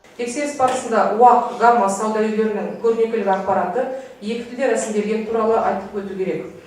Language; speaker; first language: Kazakh; native; Kazakh